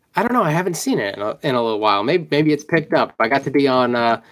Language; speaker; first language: English; native; English